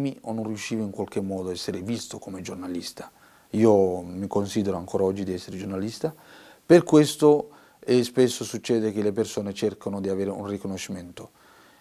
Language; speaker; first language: Italian; non-native, fluent; Somali